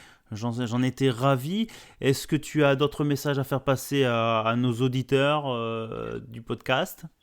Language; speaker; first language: French; native; French